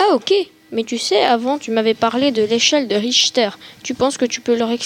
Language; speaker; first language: French; native; French